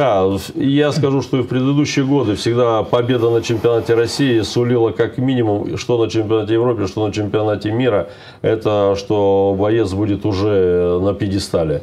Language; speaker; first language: Russian; native; Russian